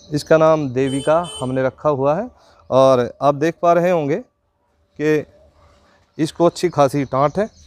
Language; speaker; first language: Hindi; native; Hindi